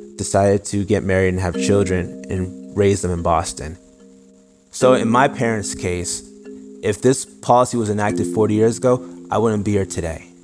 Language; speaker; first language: English; early bilingual, other home language; Yoruba